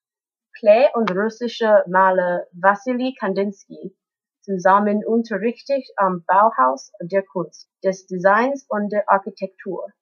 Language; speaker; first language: German; non-native, learner; English